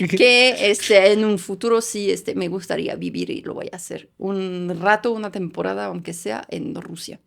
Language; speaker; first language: Spanish; non-native, fluent; French